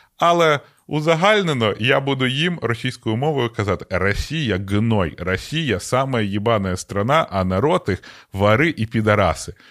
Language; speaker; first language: Ukrainian; non-native, local second language; Russian